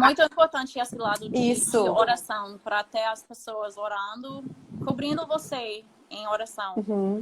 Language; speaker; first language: Portuguese; non-native, fluent; English